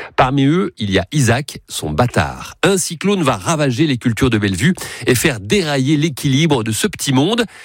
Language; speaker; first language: French; native; French